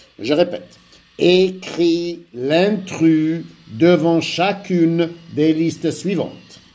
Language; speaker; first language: French; non-native, local second language; Arabic